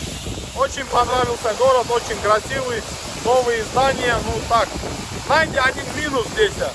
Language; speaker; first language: Russian; non-native, fluent; Turkish